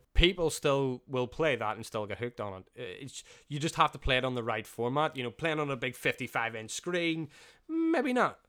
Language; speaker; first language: English; native; English